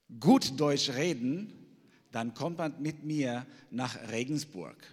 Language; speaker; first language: German; non-native, fluent; Albanian